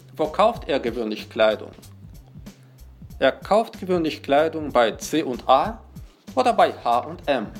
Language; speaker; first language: German; non-native, fluent; Russian